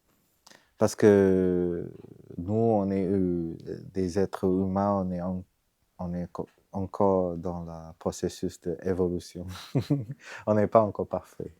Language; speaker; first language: French; non-native, fluent; Vietnamese